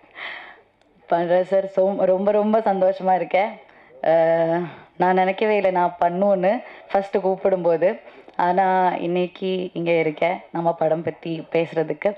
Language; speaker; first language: Tamil; non-native, learner; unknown